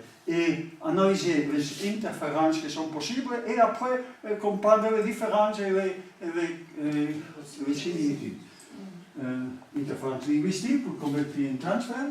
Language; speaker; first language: French; non-native, learner; Catalan